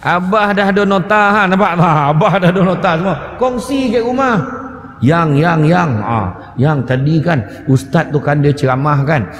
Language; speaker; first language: Malay; native; Malay